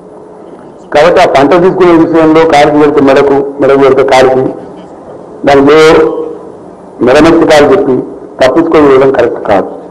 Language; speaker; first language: Telugu; native; Telugu